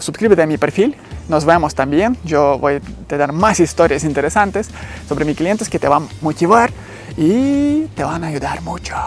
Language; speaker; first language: Spanish; non-native, learner; Ukrainian